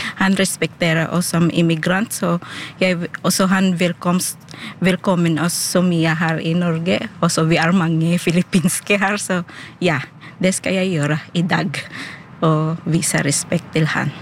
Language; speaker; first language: Norwegian; non-native, learner; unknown